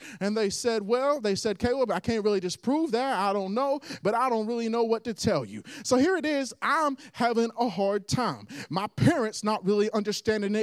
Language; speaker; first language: English; native; English